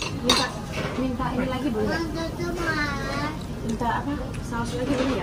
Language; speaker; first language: Indonesian; non-native, local second language; Javanese